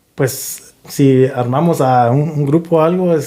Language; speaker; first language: Spanish; early bilingual, heritage; Spanish